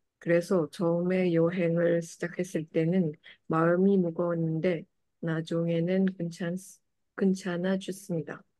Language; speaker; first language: Korean; non-native, learner; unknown